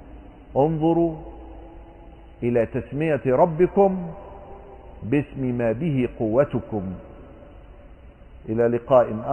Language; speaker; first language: Arabic; native; Arabic